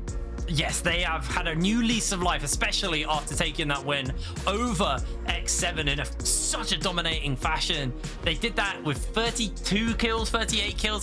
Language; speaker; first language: English; native; English